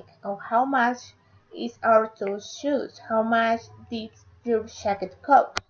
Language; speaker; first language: English; non-native, learner; Spanish